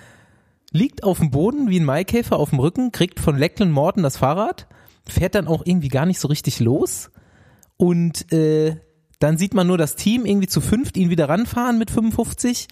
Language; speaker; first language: German; native; German